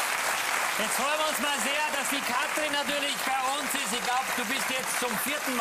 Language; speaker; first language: German; native; German